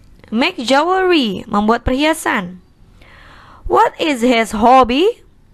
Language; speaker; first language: English; non-native, fluent; Indonesian